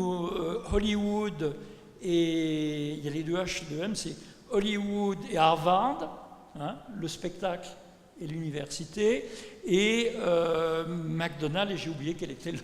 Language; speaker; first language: French; native; French